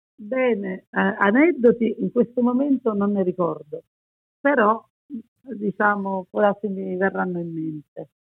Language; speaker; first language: Italian; native; Italian